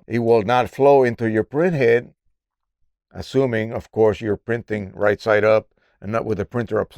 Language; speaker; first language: English; native; English